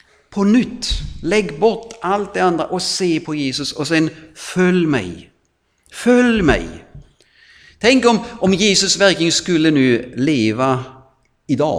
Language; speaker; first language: Swedish; non-native, fluent; German